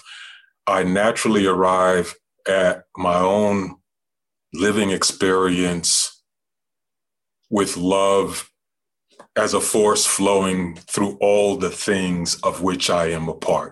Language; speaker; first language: English; native; English